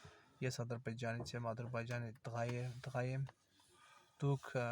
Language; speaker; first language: Armenian; non-native, learner; Azerbaijani